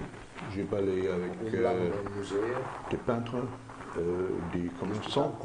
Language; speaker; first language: French; non-native, learner; German